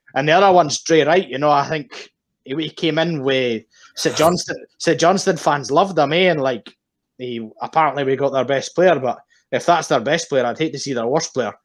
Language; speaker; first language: English; native; English